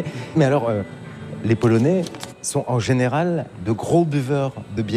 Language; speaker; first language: French; native; French